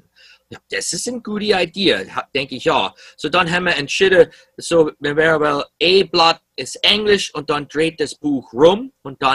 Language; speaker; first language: German; early bilingual, heritage; English